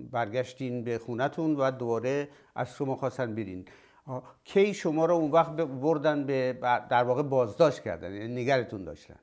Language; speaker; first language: Persian; native; Persian